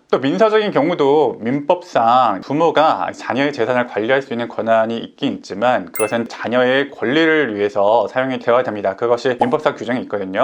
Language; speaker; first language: Korean; native; Korean